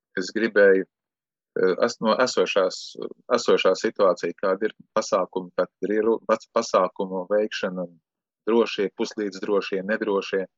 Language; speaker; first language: Latvian; native; Latvian